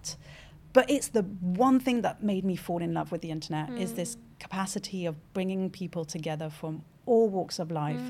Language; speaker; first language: English; non-native, fluent; French